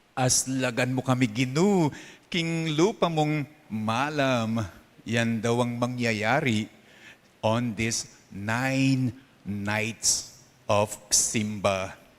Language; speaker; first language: Filipino; non-native, local second language; Pampanga